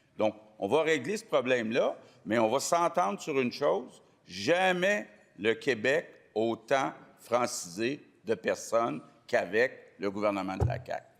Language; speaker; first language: French; native; French